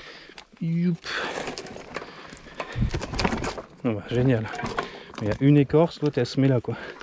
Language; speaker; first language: French; native; French